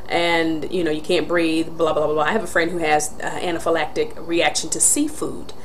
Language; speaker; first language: English; native; English